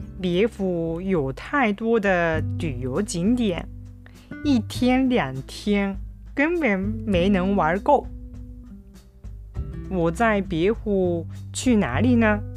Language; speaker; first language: Chinese; non-native, fluent; Japanese